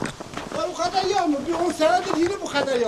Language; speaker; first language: Turkish; native; Turkish